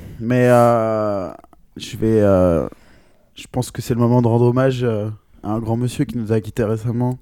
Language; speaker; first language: French; native; French